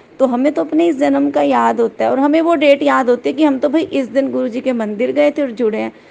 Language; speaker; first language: Hindi; native; Hindi